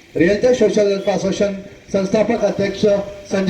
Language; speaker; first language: Hindi; non-native, local second language; Marathi